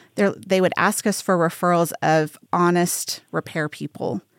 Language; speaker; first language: English; native; English